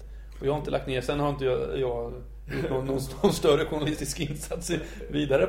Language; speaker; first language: Swedish; native; Swedish